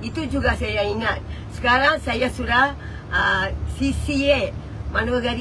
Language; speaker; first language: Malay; non-native, local second language; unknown